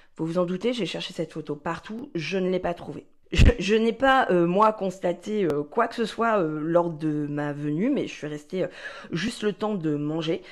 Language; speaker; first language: French; native; French